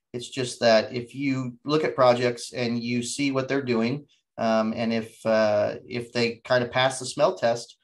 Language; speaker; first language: English; native; English